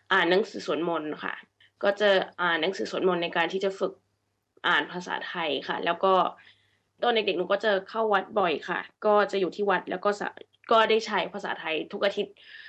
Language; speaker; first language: Thai; early bilingual, heritage; Thai